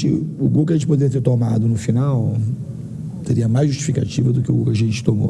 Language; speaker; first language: Portuguese; native; Portuguese